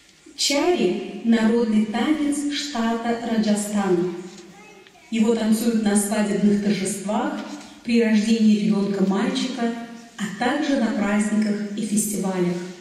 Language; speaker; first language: Russian; native; Russian